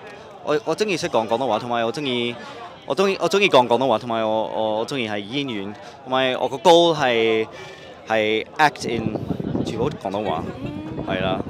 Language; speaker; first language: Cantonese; non-native, local second language; English